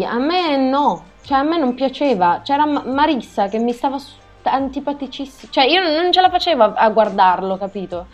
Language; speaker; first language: Italian; native; Italian